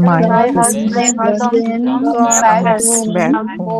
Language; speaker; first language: English; non-native, learner; Hindi